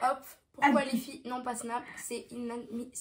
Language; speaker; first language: French; native; French